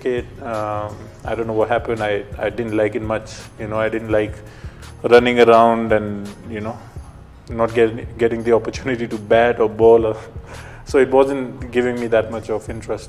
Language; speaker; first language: English; non-native, local second language; Punjabi